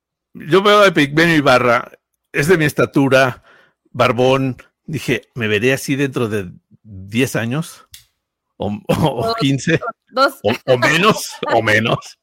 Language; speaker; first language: Spanish; native; Spanish